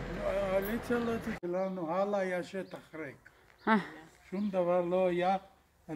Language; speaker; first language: Hebrew; non-native, fluent; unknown